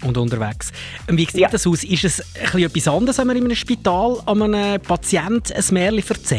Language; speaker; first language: German; native; German